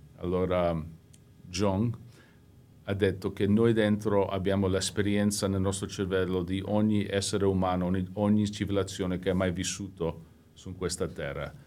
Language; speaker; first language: Italian; early bilingual, heritage; English